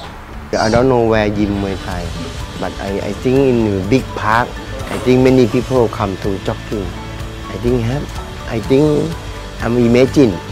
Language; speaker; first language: English; non-native, learner; Thai